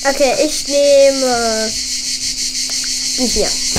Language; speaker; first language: German; native; German